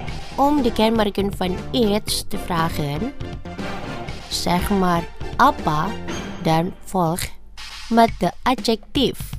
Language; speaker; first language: Dutch; non-native, fluent; Indonesian